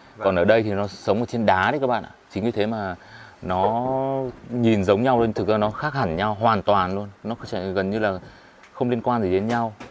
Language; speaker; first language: Vietnamese; native; Vietnamese